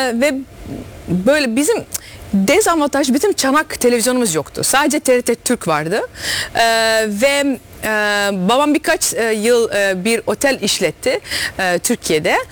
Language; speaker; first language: Turkish; early bilingual, heritage; Dutch